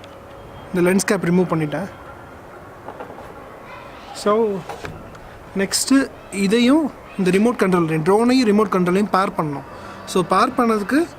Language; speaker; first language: Tamil; native; Tamil